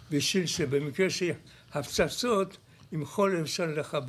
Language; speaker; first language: Hebrew; non-native, fluent; Polish